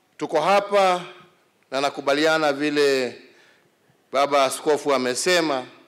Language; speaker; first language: Swahili; non-native, local second language; Kikuyu